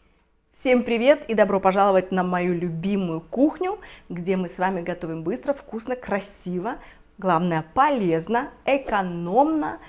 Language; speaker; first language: Russian; native; Russian